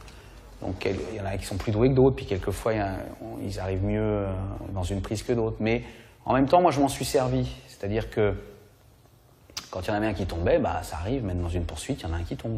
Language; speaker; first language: French; native; French